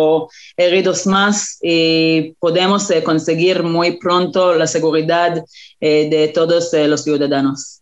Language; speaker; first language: Spanish; non-native, fluent; Hebrew